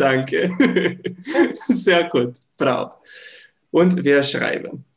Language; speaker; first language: German; non-native, fluent; Serbian